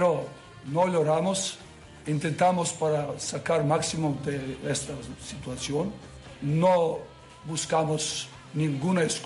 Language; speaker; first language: Spanish; non-native, learner; Serbian